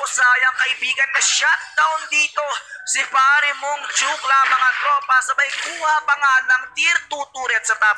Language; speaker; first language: Filipino; native; Filipino